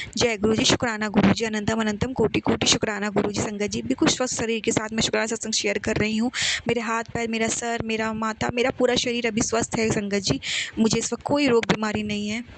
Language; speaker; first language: Hindi; native; Hindi